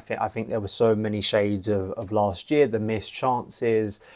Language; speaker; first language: English; native; English